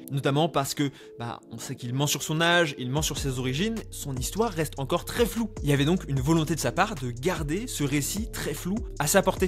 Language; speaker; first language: French; native; French